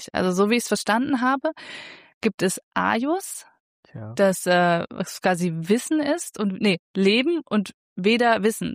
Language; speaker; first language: German; native; German